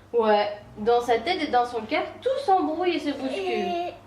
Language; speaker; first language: French; native; French